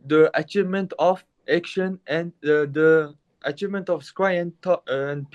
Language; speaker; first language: English; non-native, learner; Mongolian